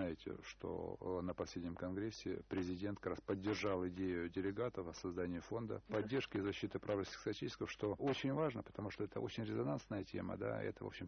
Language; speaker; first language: Russian; native; Russian